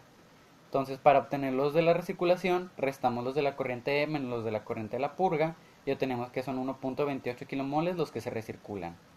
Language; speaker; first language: Spanish; native; Spanish